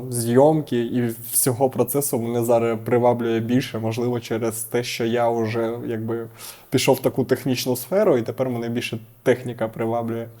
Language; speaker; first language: Ukrainian; native; Ukrainian